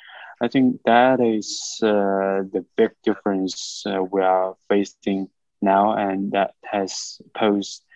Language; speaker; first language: English; non-native, fluent; Chinese